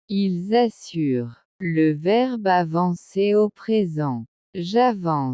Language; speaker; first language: French; non-native, local second language; Arabic